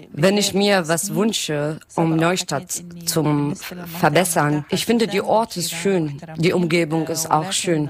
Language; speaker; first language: German; non-native, learner; Arabic